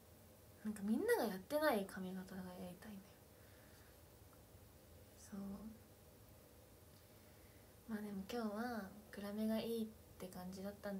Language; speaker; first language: Japanese; native; Japanese